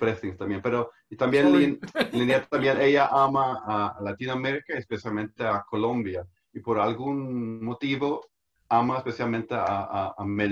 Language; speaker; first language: Spanish; non-native, fluent; Swedish